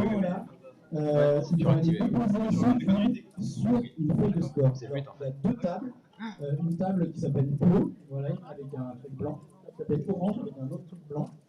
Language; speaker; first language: French; native; French